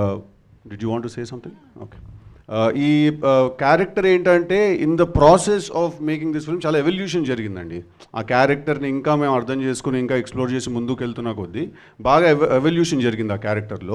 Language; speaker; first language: Telugu; native; Telugu